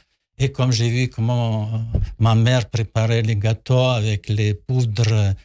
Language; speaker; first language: French; non-native, learner; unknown